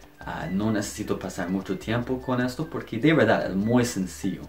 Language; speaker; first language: Spanish; non-native, fluent; English